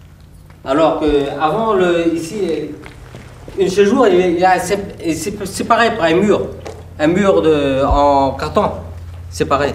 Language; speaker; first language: French; early bilingual, heritage; Vietnamese